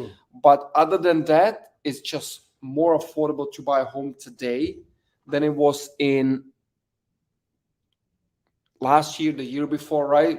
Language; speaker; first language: English; native; English